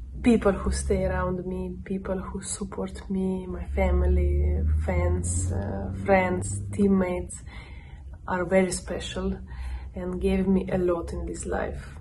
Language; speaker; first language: English; non-native, learner; Russian